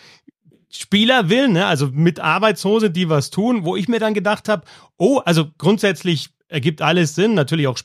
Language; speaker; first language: German; native; German